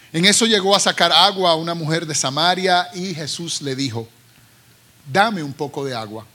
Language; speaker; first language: Spanish; native; Spanish